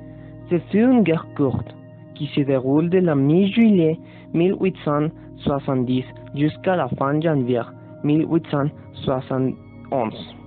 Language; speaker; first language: French; non-native, learner; Spanish